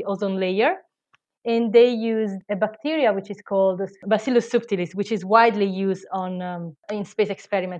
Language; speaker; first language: English; non-native, fluent; Italian